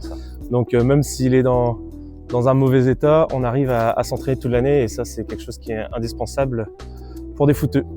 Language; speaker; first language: French; native; French